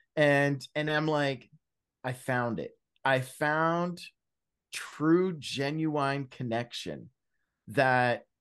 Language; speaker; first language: English; native; English